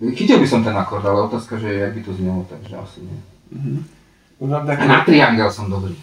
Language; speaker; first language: Slovak; non-native, local second language; Hungarian